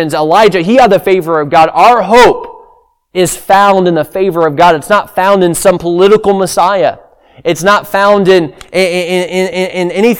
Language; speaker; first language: English; native; English